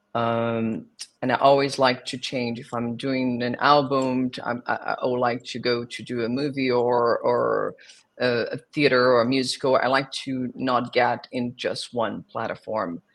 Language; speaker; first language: English; non-native, fluent; Portuguese